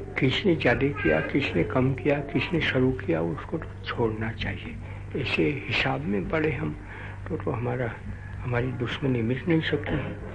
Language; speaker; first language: Hindi; non-native, local second language; Gujarati